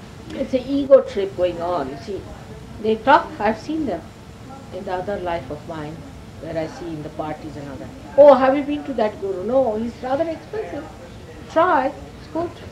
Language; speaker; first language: English; non-native, local second language; Marathi